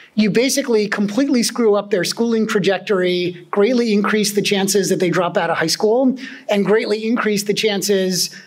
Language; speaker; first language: English; native; English